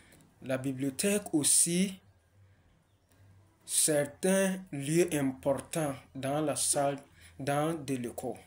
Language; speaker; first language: French; non-native, learner; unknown